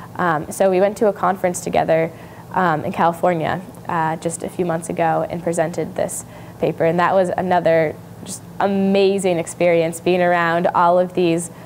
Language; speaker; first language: English; native; English